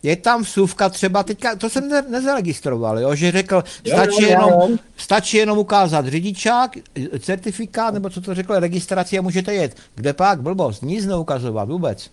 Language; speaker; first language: Czech; native; Czech